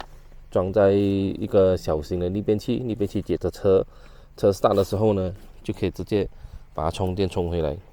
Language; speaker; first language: Chinese; native; Chinese